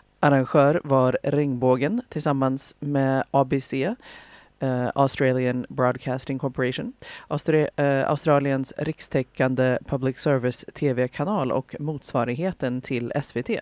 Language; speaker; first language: Swedish; native; Swedish